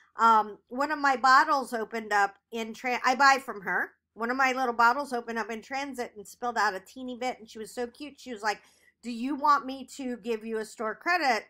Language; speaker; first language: English; native; English